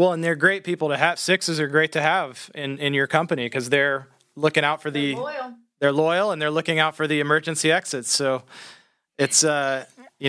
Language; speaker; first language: English; native; English